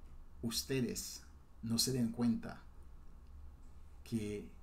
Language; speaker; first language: Spanish; non-native, fluent; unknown